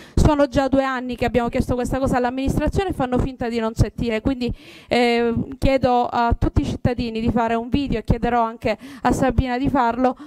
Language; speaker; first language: Italian; native; Italian